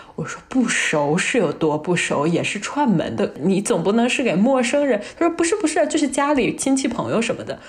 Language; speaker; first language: Chinese; native; Chinese